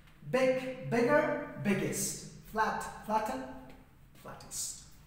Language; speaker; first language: English; non-native, fluent; Persian